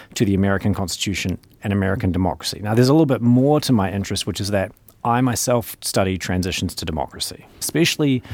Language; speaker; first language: English; native; English